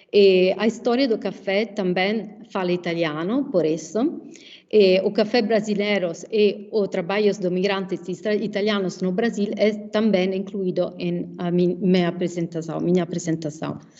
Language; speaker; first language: Portuguese; non-native, fluent; Italian